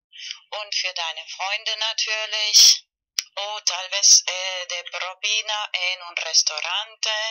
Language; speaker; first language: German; non-native, fluent; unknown